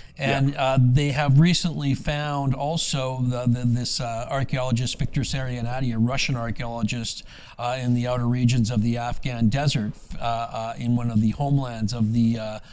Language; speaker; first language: English; native; English